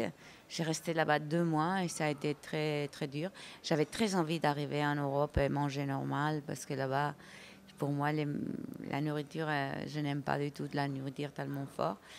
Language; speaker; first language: French; non-native, fluent; Spanish